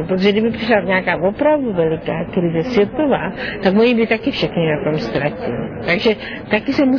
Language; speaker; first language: Czech; non-native, fluent; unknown